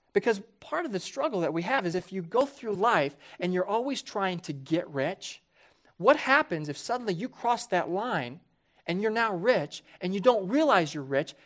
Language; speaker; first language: English; native; English